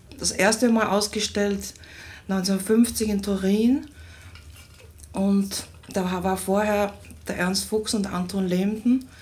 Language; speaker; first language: German; native; German